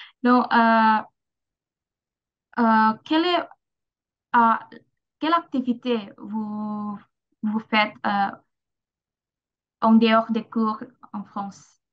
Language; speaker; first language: French; non-native, learner; Indonesian